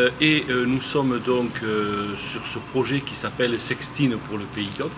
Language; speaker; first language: French; native; French